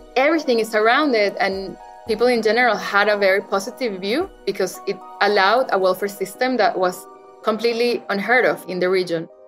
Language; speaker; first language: English; non-native, fluent; Spanish